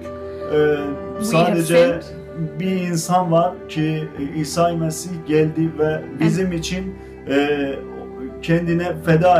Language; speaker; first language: Turkish; non-native, learner; Azerbaijani